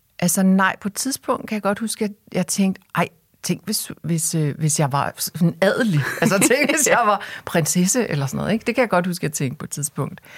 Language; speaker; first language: Danish; early bilingual, other home language; Korean